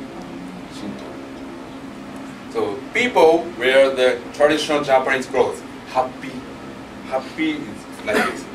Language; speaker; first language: English; non-native, learner; Japanese